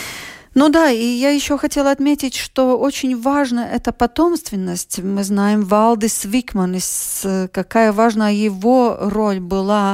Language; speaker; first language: Russian; native; Russian